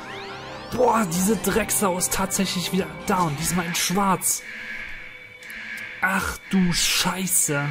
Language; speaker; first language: German; native; German